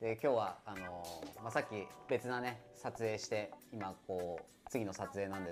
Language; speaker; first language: Japanese; native; Japanese